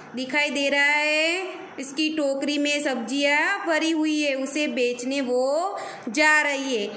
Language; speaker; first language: Hindi; non-native, local second language; Gujarati